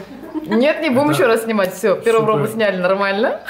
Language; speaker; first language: Russian; native; Russian